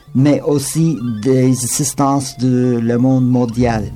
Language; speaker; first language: French; non-native, learner; English